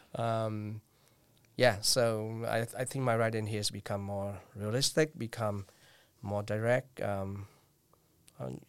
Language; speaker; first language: English; non-native, fluent; Vietnamese